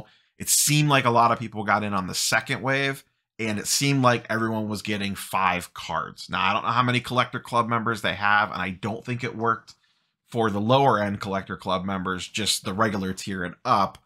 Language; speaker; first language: English; native; English